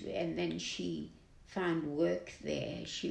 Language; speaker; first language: English; non-native, local second language; German